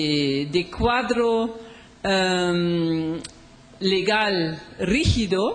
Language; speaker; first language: Spanish; non-native, fluent; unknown